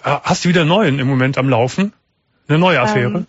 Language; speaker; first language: German; native; German